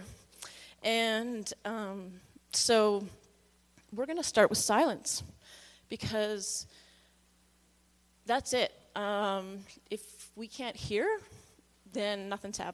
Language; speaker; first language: English; native; English